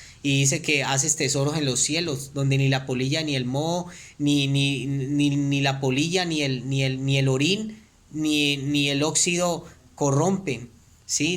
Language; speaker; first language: Spanish; native; Spanish